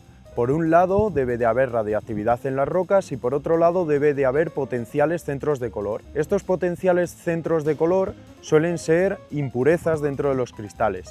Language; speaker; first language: Spanish; native; Spanish